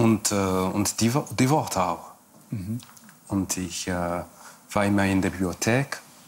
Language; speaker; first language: German; non-native, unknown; English